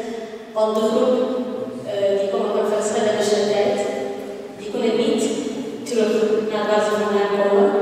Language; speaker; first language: Dutch; non-native, learner; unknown